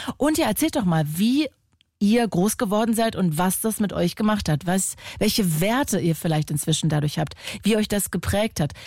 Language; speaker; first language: German; native; German